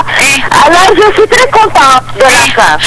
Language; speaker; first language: French; non-native, local second language; Arabic